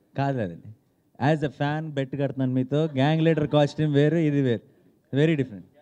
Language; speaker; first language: Telugu; native; Telugu